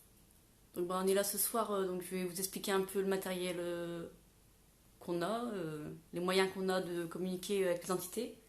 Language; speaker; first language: French; native; French